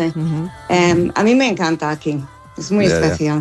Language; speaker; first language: Spanish; non-native, learner; English